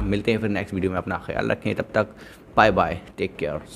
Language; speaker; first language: Hindi; native; Hindi